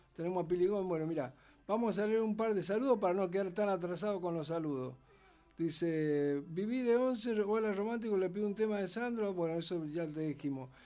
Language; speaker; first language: Spanish; native; Spanish